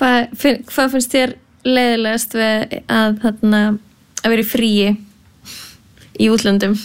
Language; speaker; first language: Icelandic; native; Icelandic